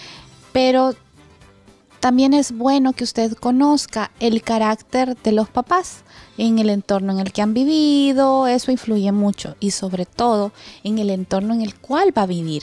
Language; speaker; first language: Spanish; native; Spanish